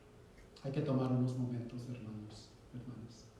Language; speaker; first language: Spanish; early bilingual, heritage; Spanish